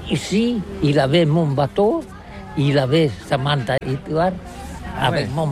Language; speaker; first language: French; non-native, learner; Catalan